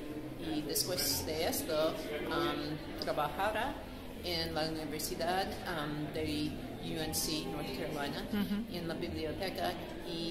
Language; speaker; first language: Spanish; non-native, learner; English